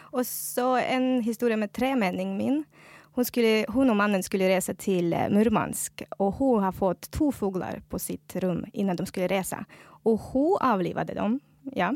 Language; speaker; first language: Norwegian; non-native, fluent; Russian